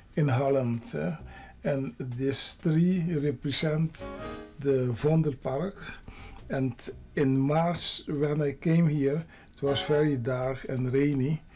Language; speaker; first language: English; non-native, learner; Papiamento